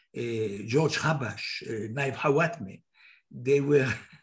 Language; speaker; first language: English; non-native, fluent; Hebrew